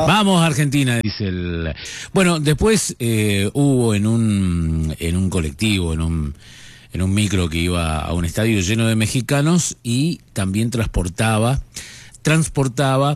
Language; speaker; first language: Spanish; native; Spanish